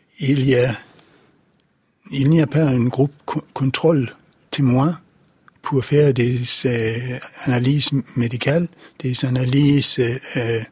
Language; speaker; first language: French; non-native, fluent; Danish